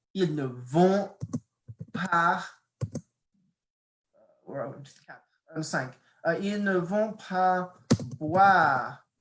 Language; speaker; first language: French; non-native, fluent; English